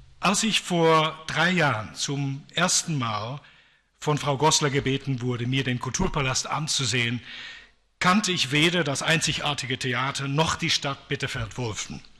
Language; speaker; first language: German; non-native, fluent; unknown